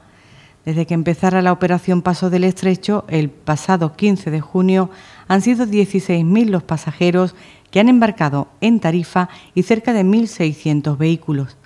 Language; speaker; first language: Spanish; native; Spanish